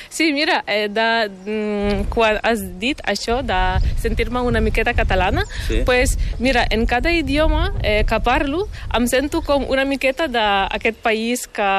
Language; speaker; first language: Catalan; non-native, fluent; Ukrainian